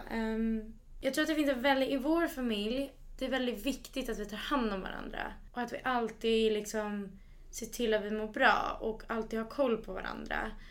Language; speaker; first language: Swedish; native; Swedish